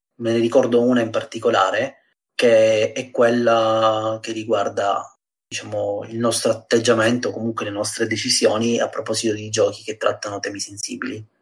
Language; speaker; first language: Italian; native; Italian